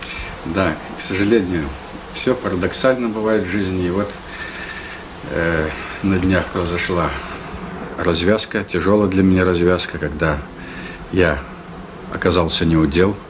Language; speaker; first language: Russian; native; Russian